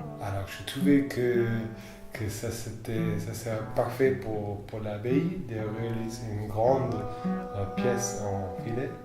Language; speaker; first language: French; non-native, fluent; English